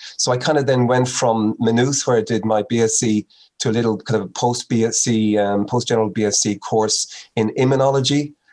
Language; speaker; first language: English; native; English